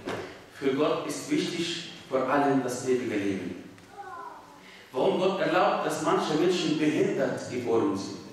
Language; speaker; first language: German; non-native, fluent; Arabic